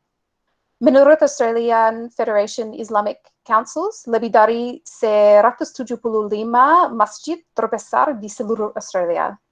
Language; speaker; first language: Indonesian; non-native, fluent; English